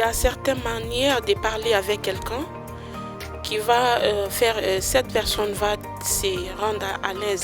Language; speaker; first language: French; non-native, fluent; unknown